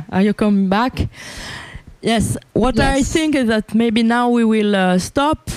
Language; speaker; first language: English; non-native, learner; Italian